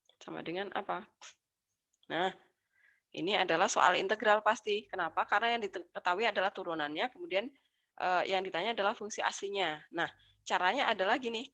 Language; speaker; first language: Indonesian; native; Indonesian